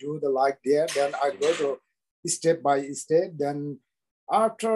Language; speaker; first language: English; non-native, local second language; Sherpa